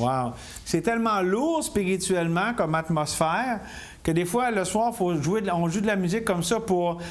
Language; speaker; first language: French; native; French